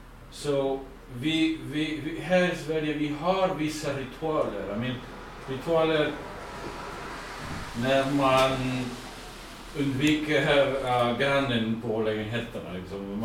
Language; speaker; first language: Swedish; non-native, fluent; English